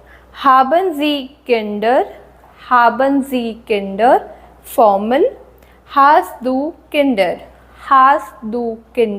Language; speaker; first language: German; non-native, fluent; Hindi